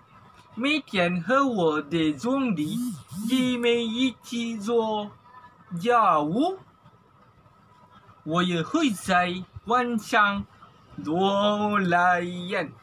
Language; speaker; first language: Chinese; non-native, learner; Malay